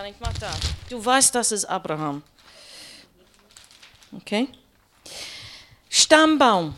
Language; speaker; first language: German; non-native, learner; English